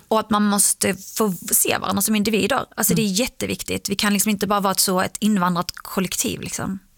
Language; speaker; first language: Swedish; early bilingual, other home language; Arabic